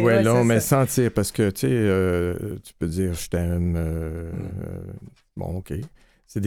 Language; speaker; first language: French; native; French